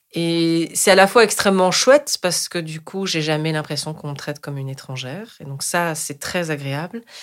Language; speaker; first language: French; native; French